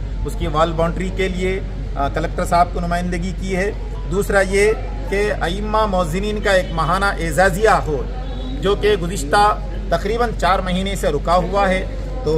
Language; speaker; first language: Urdu; native; Urdu